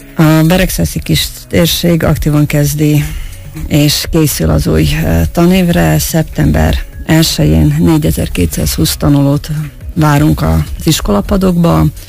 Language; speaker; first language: Hungarian; native; Hungarian